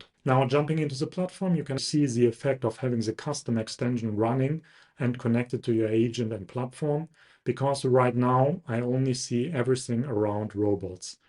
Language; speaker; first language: English; non-native, fluent; German